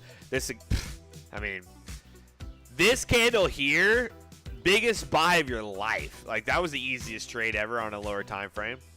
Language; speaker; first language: English; native; English